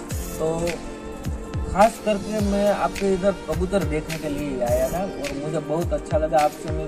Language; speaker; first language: Hindi; non-native, local second language; Gujarati